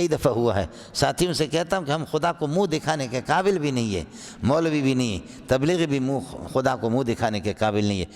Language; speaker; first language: Urdu; non-native, local second language; Brahui